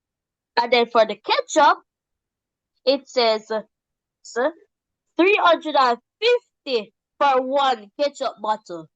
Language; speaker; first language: English; native; English